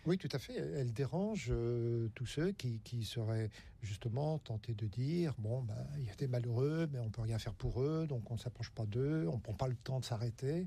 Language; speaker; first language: French; native; French